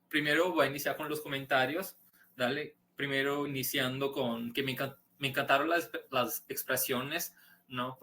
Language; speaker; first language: Spanish; non-native, fluent; Portuguese